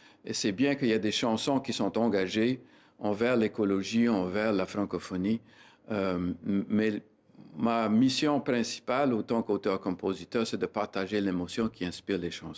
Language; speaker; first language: French; native; French